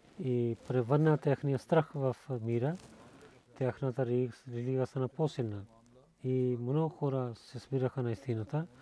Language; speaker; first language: Bulgarian; non-native, learner; Urdu